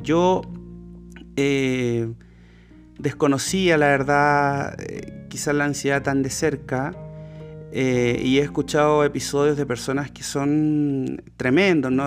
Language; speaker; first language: Spanish; native; Spanish